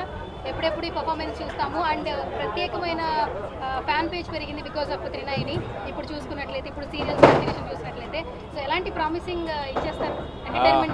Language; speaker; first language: Telugu; native; Telugu